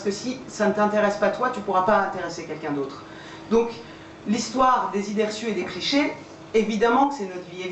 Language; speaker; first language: French; early bilingual, other home language; Persian